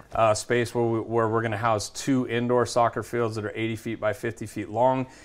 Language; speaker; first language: English; native; English